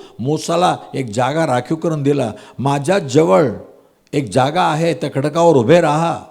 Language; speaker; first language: Marathi; non-native, local second language; Tamil